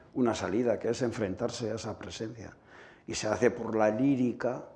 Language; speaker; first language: Spanish; native; Spanish